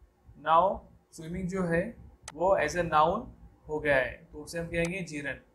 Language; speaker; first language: Hindi; native; Hindi